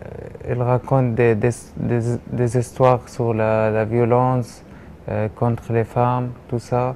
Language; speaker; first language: French; non-native, learner; Arabic